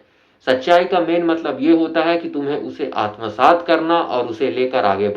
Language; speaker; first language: Hindi; native; Hindi